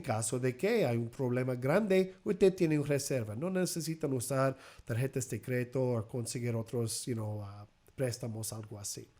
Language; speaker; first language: Spanish; early bilingual, heritage; Spanish